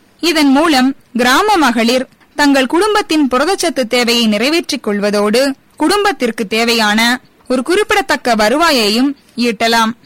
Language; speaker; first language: Tamil; native; Tamil